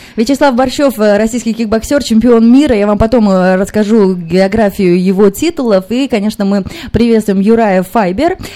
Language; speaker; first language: Russian; native; Russian